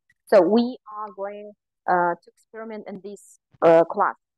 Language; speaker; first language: English; non-native, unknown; Kazakh